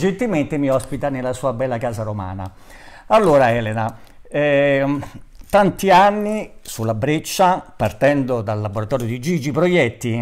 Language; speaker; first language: Italian; native; Italian